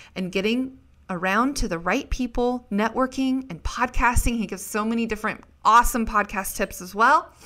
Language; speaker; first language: English; native; English